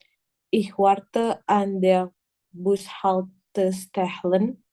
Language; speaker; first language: German; non-native, learner; Indonesian